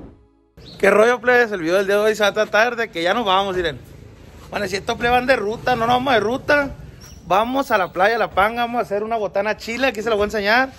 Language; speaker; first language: Spanish; native; Spanish